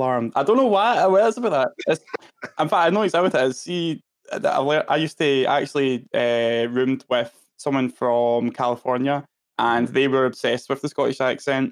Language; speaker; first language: English; native; English